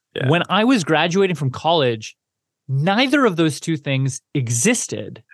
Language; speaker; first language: English; native; English